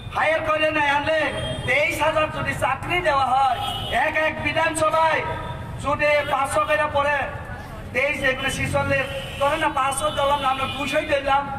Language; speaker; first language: Bangla; native; Bangla